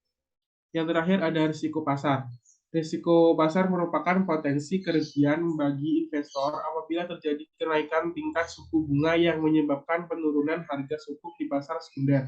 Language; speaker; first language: Indonesian; native; Indonesian